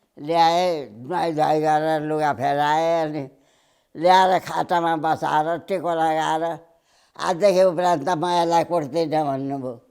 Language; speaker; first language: Nepali; early bilingual, heritage; Nepali